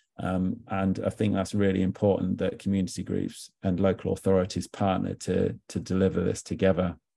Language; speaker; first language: English; native; English